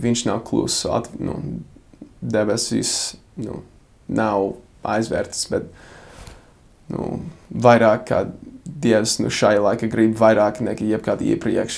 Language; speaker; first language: Latvian; non-native, fluent; English